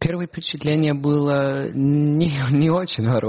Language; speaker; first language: Russian; non-native, fluent; English